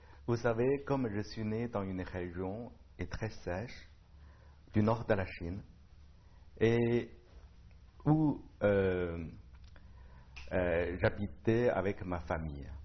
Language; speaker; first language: French; non-native, learner; Chinese